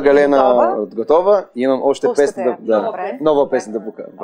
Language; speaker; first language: Bulgarian; non-native, learner; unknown